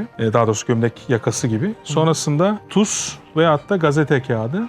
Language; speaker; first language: Turkish; native; Turkish